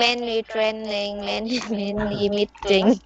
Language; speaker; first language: English; non-native, learner; Vietnamese